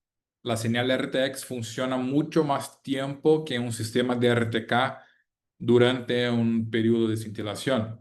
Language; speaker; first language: Spanish; non-native, fluent; Portuguese